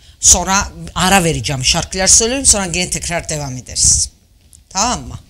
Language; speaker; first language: Turkish; non-native, fluent; Georgian